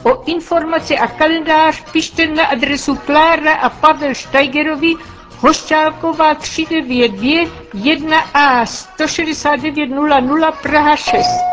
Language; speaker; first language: Czech; native; Czech